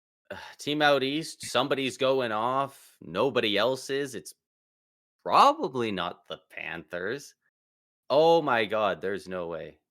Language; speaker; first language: English; native; English